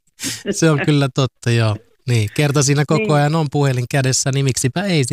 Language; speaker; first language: Finnish; native; Finnish